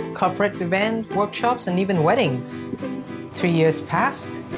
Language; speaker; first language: English; non-native, fluent; Vietnamese